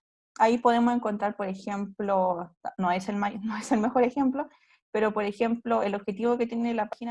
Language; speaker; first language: Spanish; native; Spanish